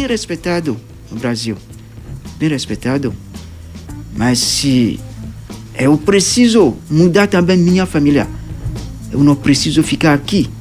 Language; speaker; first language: Portuguese; non-native, learner; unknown